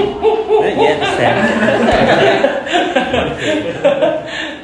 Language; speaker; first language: English; non-native, learner; Vietnamese